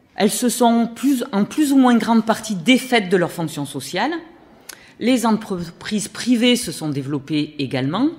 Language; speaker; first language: French; native; French